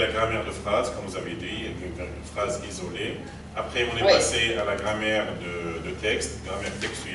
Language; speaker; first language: French; non-native, fluent; Arabic